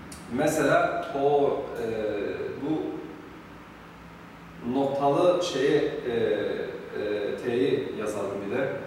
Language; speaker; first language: Turkish; non-native, local second language; Zaza